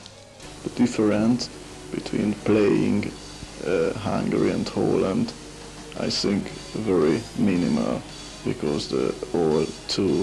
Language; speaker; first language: English; non-native, learner; Hungarian